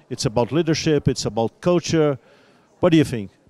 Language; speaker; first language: English; non-native, fluent; Portuguese